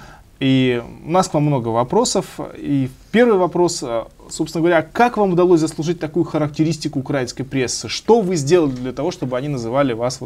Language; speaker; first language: Russian; native; Russian